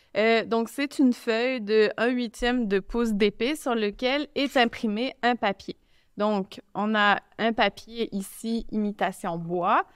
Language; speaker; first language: French; native; French